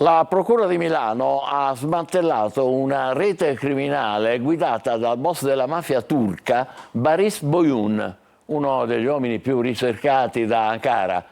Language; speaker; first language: Italian; native; Italian